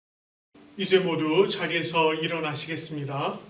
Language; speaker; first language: Korean; native; Korean